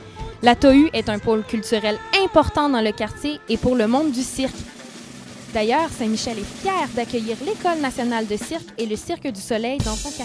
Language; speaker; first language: French; native; French